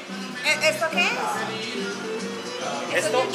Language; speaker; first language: English; non-native, fluent; Spanish